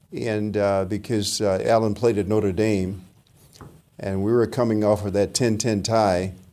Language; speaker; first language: English; native; English